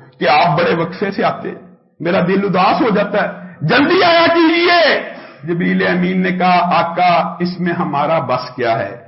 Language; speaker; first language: Urdu; native; Urdu